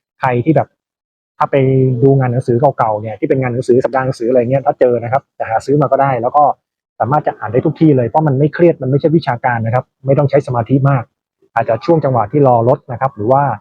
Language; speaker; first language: Thai; native; Thai